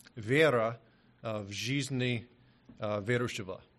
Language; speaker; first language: Russian; non-native, learner; English